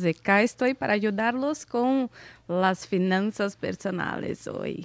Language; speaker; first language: Spanish; non-native, fluent; Portuguese